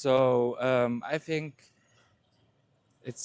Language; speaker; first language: English; non-native, learner; Turkish